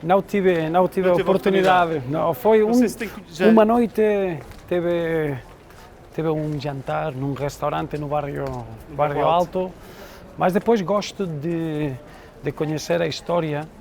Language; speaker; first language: Portuguese; non-native, fluent; Spanish